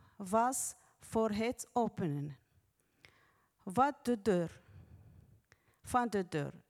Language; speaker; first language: Dutch; non-native, learner; Arabic